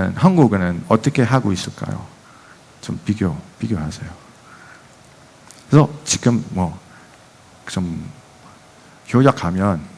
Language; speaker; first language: Korean; non-native, fluent; Dutch